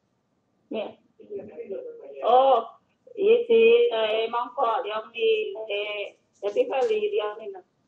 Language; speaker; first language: Cantonese; non-native, learner; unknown